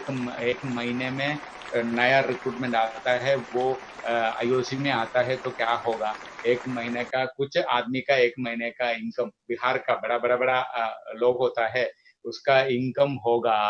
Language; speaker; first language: Hindi; non-native, local second language; Malayalam